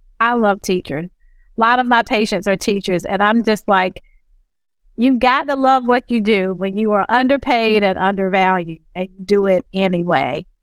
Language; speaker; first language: English; native; English